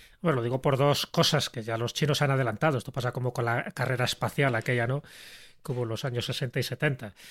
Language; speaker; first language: Spanish; native; Spanish